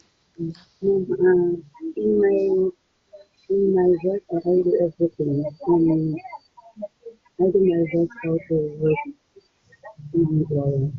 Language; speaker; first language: English; non-native, learner; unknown